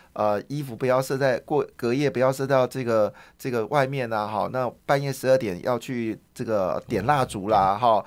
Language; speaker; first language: Chinese; native; Chinese